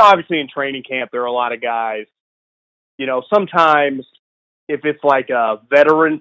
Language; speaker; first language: English; native; English